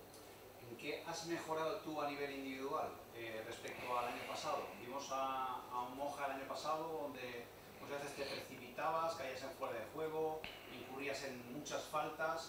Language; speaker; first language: Spanish; native; Spanish